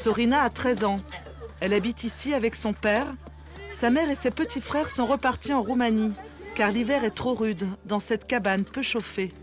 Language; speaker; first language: French; native; French